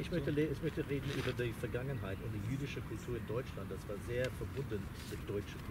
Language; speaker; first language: German; non-native, fluent; English